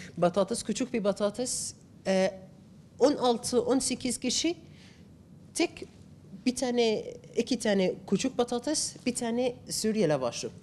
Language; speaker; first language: Turkish; non-native, learner; Arabic